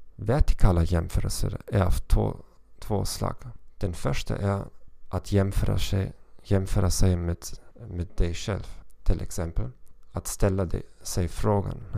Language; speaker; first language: Swedish; non-native, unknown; German